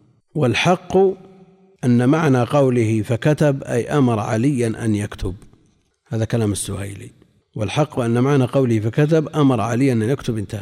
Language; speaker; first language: Arabic; native; Arabic